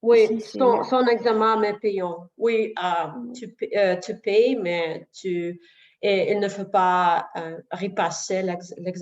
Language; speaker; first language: French; non-native, learner; Russian